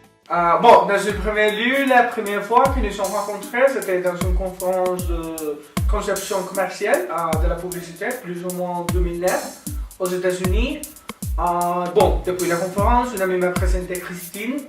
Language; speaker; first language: French; non-native, learner; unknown